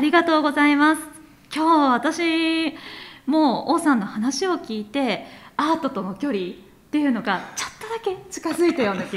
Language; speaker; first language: Japanese; native; Japanese